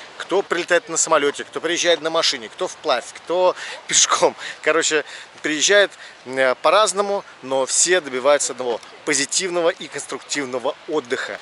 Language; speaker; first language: Russian; native; Russian